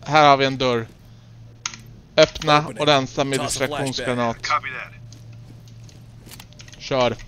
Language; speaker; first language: Swedish; native; Swedish